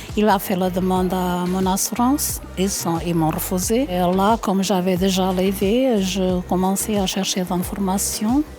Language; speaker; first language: French; non-native, fluent; Portuguese